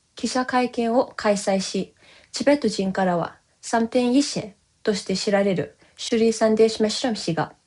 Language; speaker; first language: Japanese; non-native, fluent; Tibetan